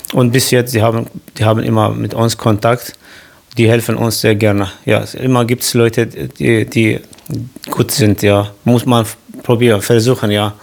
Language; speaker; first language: German; non-native, learner; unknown